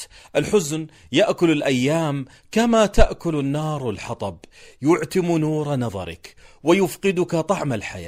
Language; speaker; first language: Arabic; native; Arabic